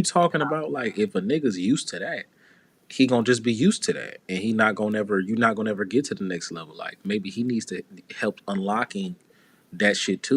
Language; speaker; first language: English; native; English